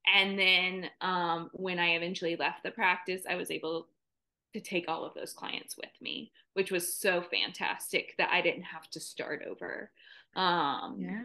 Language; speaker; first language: English; native; English